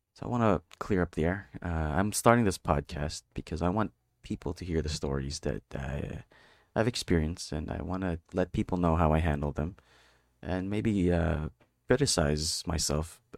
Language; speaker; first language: English; non-native, local second language; Filipino